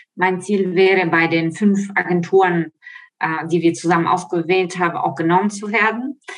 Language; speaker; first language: German; non-native, fluent; Ukrainian